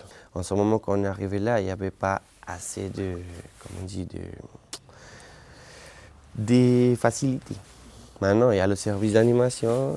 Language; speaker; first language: French; non-native, learner; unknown